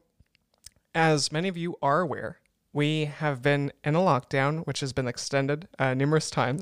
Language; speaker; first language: English; native; English